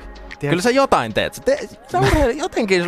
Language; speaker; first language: Finnish; native; Finnish